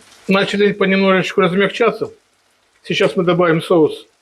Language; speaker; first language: Russian; native; Russian